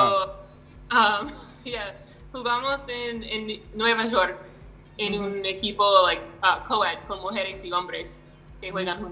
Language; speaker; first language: Spanish; non-native, learner; English